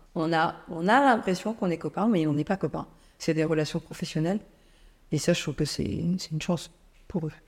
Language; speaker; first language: French; native; French